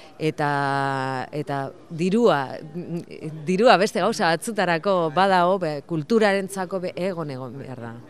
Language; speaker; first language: Basque; non-native, local second language; Spanish